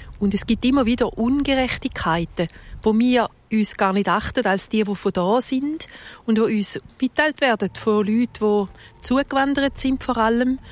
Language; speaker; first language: German; native; German